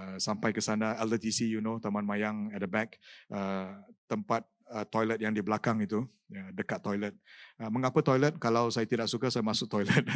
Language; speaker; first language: Malay; non-native, local second language; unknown